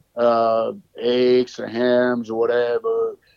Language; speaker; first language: English; non-native, learner; Japanese